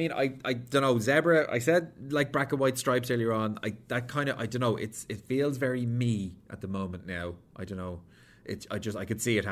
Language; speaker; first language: English; native; English